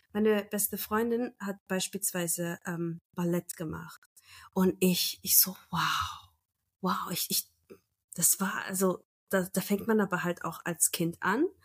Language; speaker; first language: German; early bilingual, other home language; Turkish